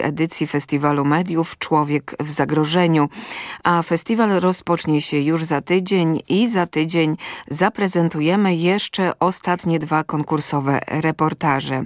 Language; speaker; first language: Polish; native; Polish